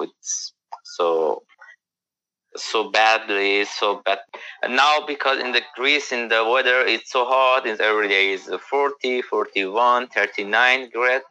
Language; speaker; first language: English; non-native, learner; Persian